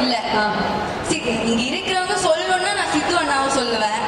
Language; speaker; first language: Tamil; non-native, learner; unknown